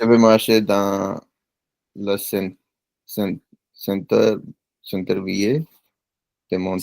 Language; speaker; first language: French; non-native, learner; Punjabi